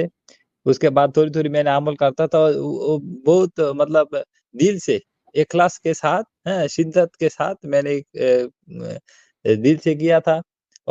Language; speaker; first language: Hindi; non-native, learner; Bangla